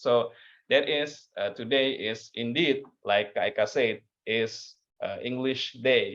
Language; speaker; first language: English; non-native, learner; Indonesian